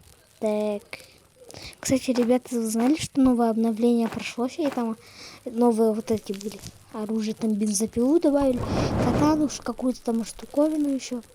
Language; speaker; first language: Russian; native; Russian